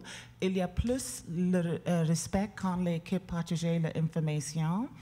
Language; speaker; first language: French; non-native, learner; English